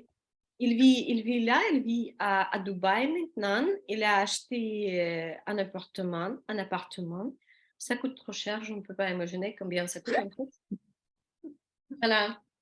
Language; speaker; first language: French; non-native, learner; Russian